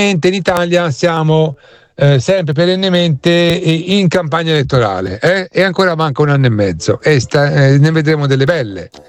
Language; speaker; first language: Italian; native; Italian